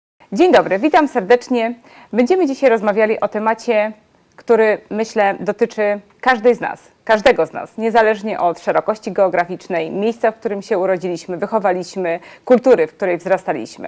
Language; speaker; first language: Polish; native; Polish